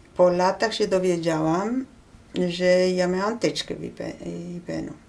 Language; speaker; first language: Polish; non-native, fluent; Spanish